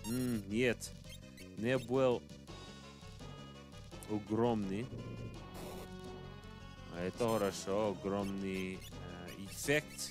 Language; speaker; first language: Russian; non-native, learner; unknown